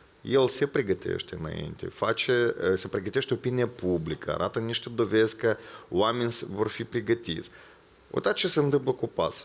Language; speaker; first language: Romanian; non-native, local second language; Ukrainian